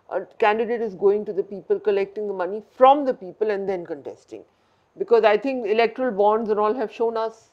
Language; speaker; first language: English; non-native, local second language; Hindi